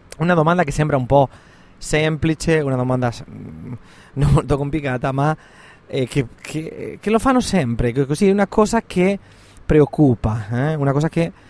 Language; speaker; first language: Italian; non-native, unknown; Spanish